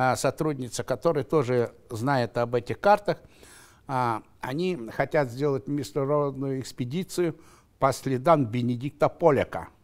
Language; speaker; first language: Russian; non-native, local second language; Kazakh